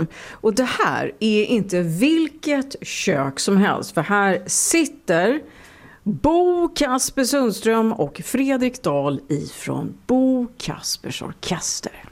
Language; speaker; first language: Swedish; native; Swedish